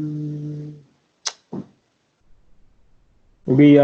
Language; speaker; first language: English; non-native, learner; Vietnamese